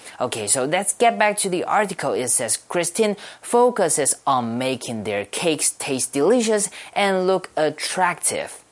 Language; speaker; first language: English; non-native, fluent; Chinese